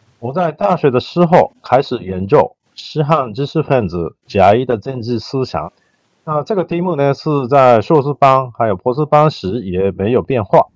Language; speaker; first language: Chinese; non-native, fluent; Japanese